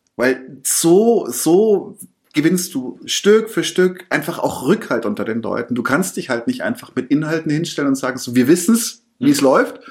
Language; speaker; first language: German; native; German